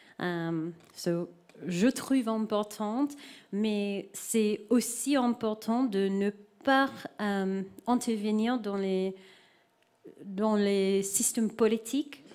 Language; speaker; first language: French; non-native, learner; English